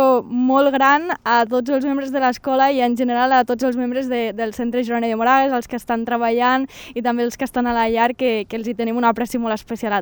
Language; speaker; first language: Catalan; native; Catalan